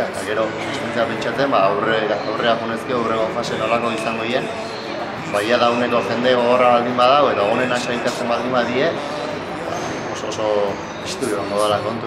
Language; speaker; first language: Basque; native; Basque